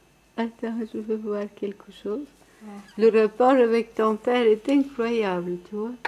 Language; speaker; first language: French; non-native, local second language; Russian